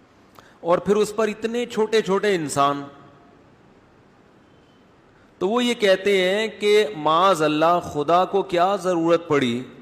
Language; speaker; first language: Urdu; native; Urdu